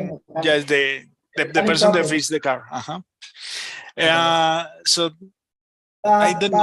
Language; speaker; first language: English; non-native, learner; Spanish